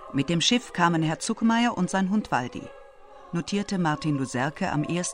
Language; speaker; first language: German; native; German